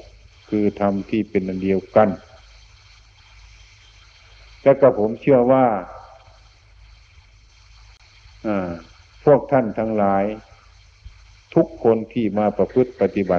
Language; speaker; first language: Thai; native; Thai